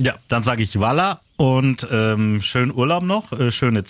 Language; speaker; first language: German; native; German